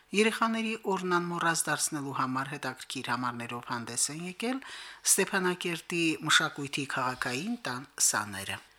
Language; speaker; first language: Armenian; native; Armenian